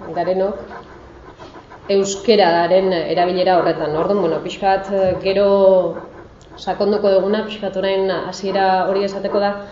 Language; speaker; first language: Basque; native; Basque